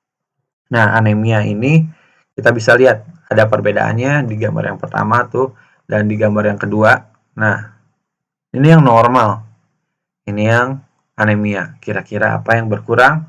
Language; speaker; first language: Indonesian; native; Indonesian